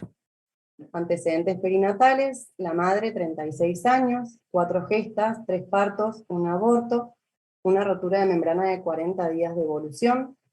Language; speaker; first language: Spanish; native; Spanish